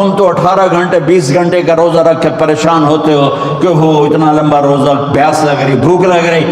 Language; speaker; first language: Urdu; non-native, local second language; Punjabi